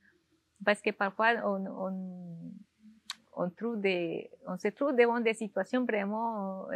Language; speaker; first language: French; non-native, fluent; Spanish